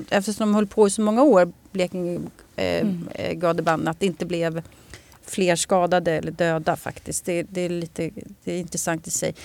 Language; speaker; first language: Swedish; native; Swedish